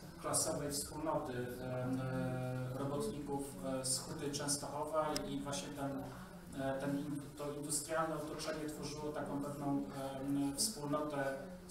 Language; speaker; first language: Polish; native; Polish